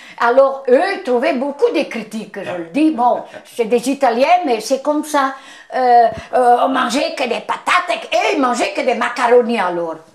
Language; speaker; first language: French; non-native, fluent; Italian